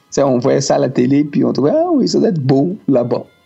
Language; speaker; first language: French; native; French